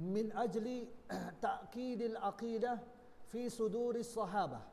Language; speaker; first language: Arabic; non-native, learner; Indonesian